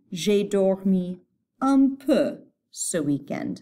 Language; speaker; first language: French; non-native, fluent; English